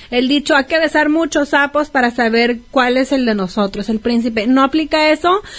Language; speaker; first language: Spanish; native; Spanish